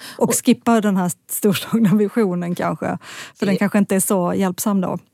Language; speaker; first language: Swedish; native; Swedish